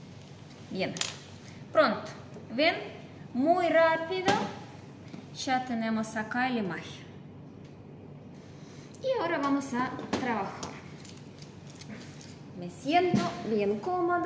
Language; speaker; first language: Spanish; non-native, fluent; Russian